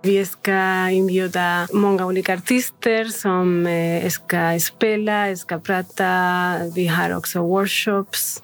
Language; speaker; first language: Swedish; non-native, fluent; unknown